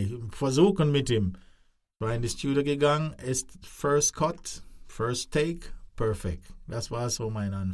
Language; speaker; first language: German; non-native, fluent; English